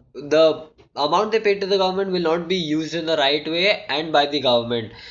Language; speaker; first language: English; non-native, local second language; Hindi